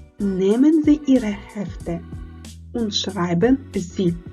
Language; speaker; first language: German; non-native, fluent; Ukrainian